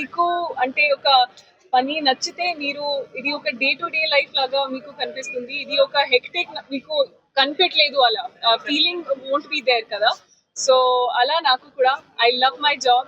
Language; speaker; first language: Telugu; non-native, fluent; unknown